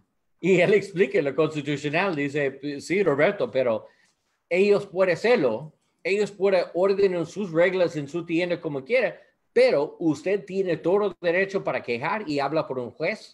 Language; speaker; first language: Spanish; non-native, learner; English